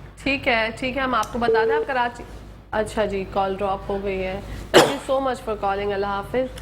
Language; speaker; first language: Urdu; native; Urdu